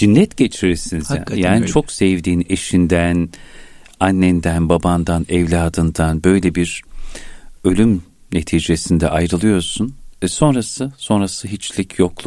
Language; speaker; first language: Turkish; native; Turkish